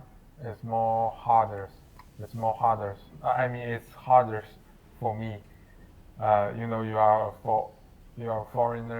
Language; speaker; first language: English; non-native, learner; Chinese